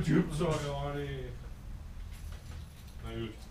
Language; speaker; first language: German; native; German